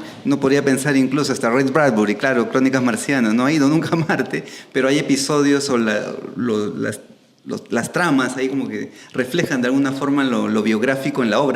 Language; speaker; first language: Spanish; native; Spanish